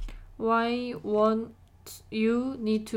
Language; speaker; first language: English; non-native, learner; Korean